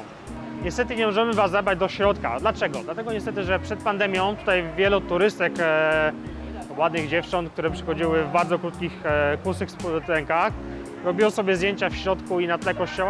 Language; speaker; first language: Polish; native; Polish